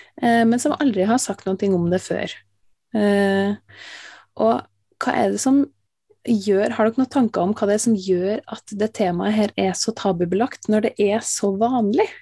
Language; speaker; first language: Norwegian; native; Norwegian